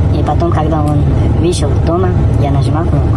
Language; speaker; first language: Russian; non-native, learner; Uzbek